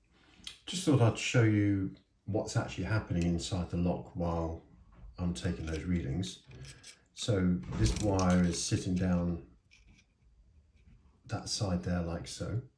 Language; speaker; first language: English; native; English